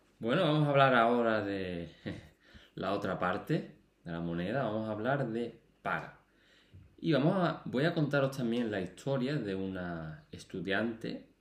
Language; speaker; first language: Spanish; native; Spanish